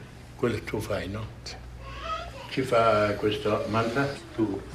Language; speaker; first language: Italian; non-native, fluent; Tibetan